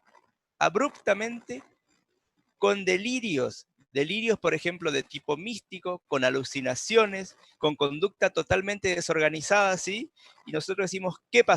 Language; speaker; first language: Spanish; native; Spanish